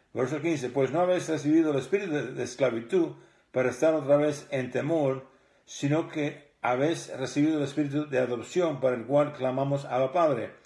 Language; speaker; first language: Spanish; early bilingual, heritage; Spanish